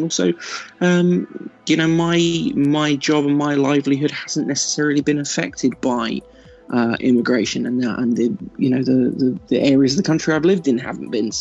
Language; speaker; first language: English; native; English